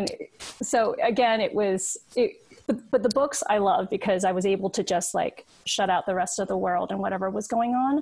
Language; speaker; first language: English; early bilingual, other home language; Cantonese